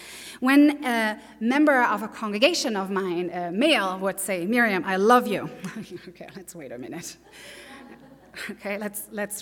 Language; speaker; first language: English; non-native, fluent; German